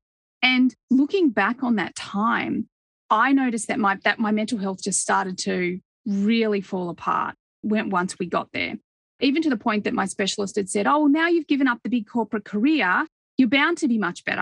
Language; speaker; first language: English; native; English